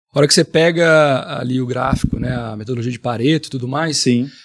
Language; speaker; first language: Portuguese; native; Portuguese